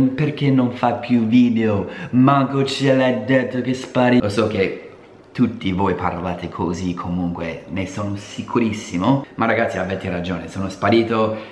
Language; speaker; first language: Italian; non-native, fluent; English